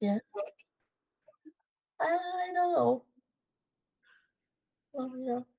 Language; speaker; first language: English; non-native, learner; Hungarian